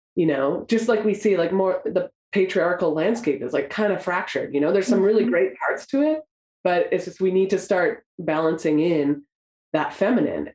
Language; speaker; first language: English; native; English